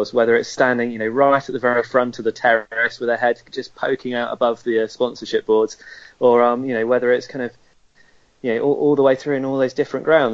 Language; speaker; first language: English; native; English